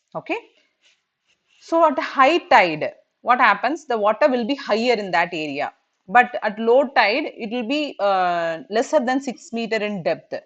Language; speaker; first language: English; non-native, local second language; Tamil